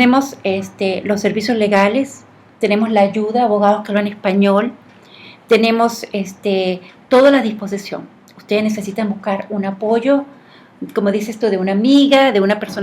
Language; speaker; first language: Spanish; native; Spanish